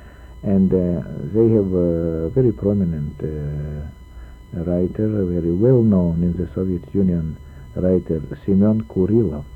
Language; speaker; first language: English; non-native, learner; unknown